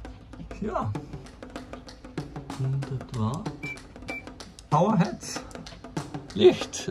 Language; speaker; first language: German; native; German